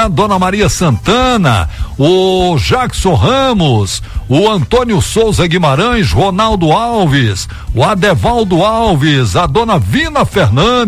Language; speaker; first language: Portuguese; native; Portuguese